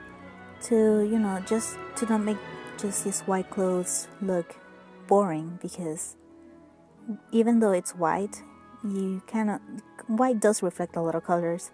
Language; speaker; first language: English; non-native, fluent; Spanish